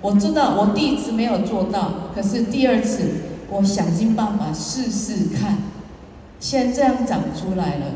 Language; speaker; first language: Chinese; non-native, fluent; Korean